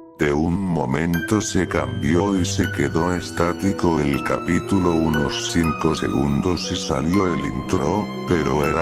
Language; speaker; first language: Spanish; native; Spanish